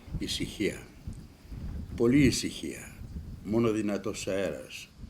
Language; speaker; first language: Greek; native; Greek